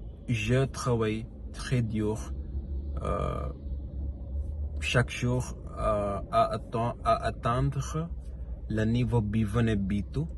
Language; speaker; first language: French; non-native, learner; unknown